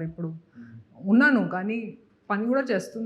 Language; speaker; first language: Telugu; non-native, local second language; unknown